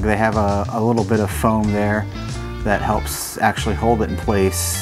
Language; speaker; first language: English; native; English